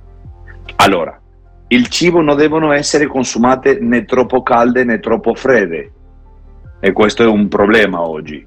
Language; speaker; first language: Italian; non-native, fluent; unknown